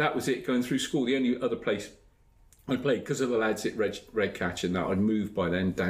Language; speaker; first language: English; native; English